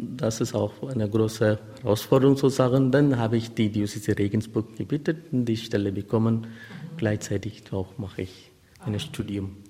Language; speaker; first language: German; non-native, learner; Tamil